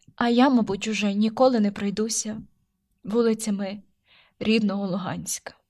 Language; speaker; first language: Ukrainian; native; Ukrainian